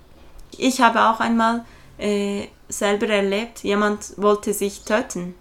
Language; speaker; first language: German; non-native, fluent; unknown